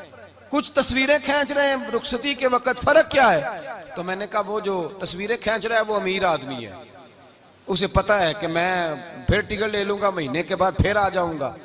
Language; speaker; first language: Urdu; non-native, local second language; Punjabi